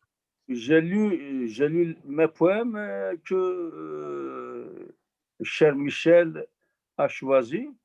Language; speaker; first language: French; non-native, learner; Turkish